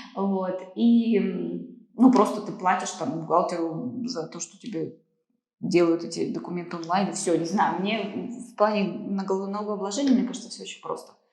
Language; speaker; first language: Russian; native; Russian